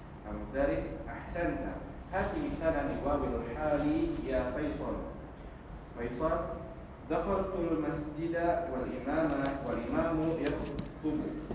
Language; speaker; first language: Arabic; non-native, learner; Indonesian